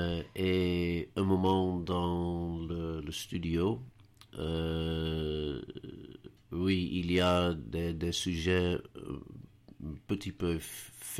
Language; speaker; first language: French; non-native, learner; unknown